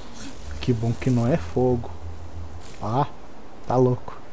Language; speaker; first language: Portuguese; native; Portuguese